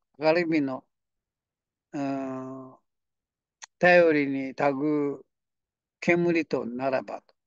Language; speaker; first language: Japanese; native; Japanese